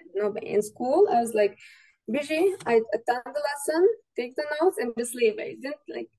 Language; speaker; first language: English; non-native, fluent; Arabic